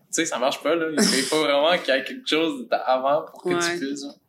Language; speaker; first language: French; early bilingual, other home language; Spanish